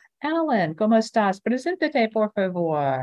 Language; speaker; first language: Spanish; non-native, fluent; English